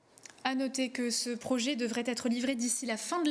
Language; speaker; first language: French; native; French